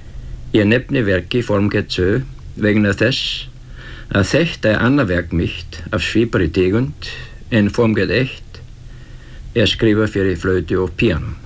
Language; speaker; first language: Icelandic; non-native, fluent; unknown